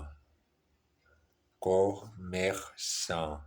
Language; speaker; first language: French; non-native, learner; Portuguese